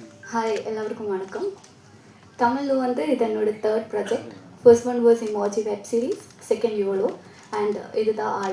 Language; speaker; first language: Tamil; non-native, learner; Malayalam